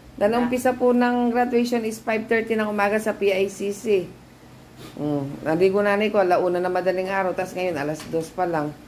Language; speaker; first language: Filipino; native; Filipino